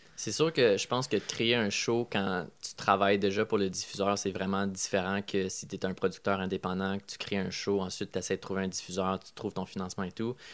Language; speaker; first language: French; native; French